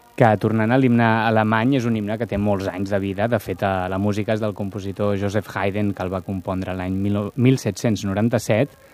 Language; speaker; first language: Catalan; native; Catalan